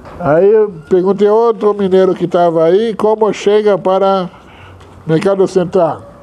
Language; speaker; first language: Portuguese; non-native, fluent; Hebrew